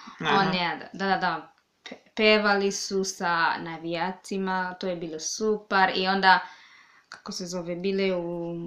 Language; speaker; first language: Serbian; non-native, learner; Swahili